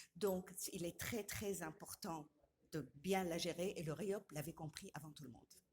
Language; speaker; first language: French; non-native, local second language; Arabic